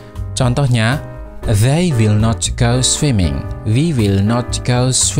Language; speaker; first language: English; non-native, fluent; Indonesian